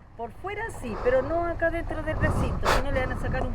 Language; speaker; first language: Spanish; native; Spanish